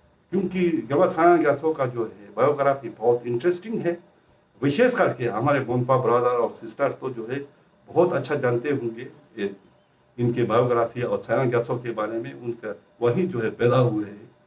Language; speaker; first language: Hindi; non-native, local second language; Ladakhi